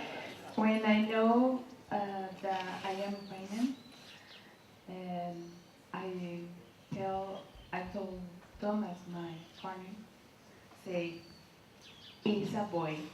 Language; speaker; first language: English; non-native, learner; Spanish